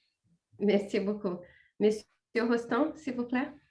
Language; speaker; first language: French; non-native, fluent; Portuguese